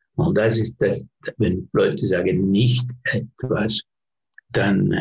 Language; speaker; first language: German; non-native, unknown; Finnish